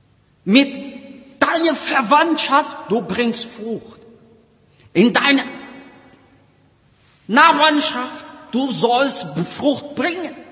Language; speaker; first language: German; non-native, learner; Portuguese